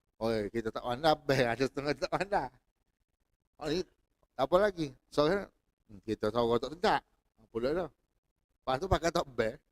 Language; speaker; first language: Malay; native; Malay